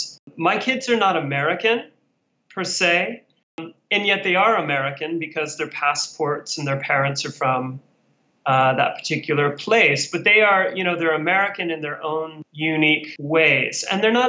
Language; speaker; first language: English; native; English